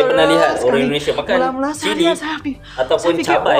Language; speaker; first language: Malay; native; Malay